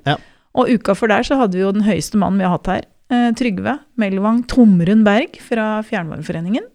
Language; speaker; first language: Norwegian; native; Norwegian